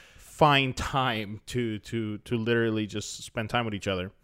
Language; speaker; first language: English; native; English